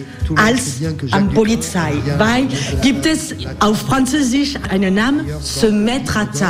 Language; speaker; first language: German; non-native, learner; French